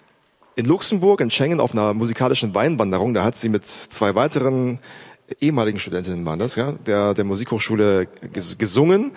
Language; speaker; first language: German; native; German